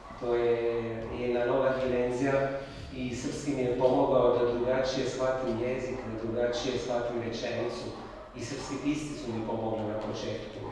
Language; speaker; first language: Serbian; non-native, fluent; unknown